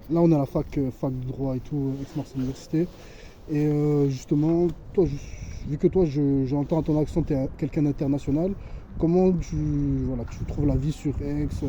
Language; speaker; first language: French; native; French